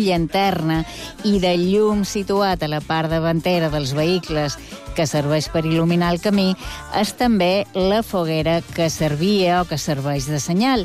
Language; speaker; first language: Catalan; native; Catalan